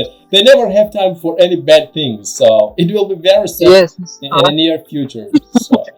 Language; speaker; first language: English; non-native, fluent; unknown